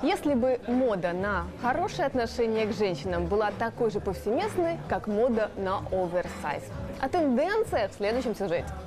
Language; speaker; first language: Russian; native; Russian